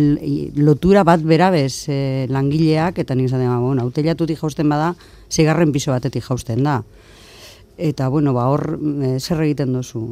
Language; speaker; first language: Basque; native; Basque